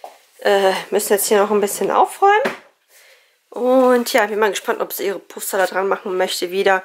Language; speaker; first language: German; native; German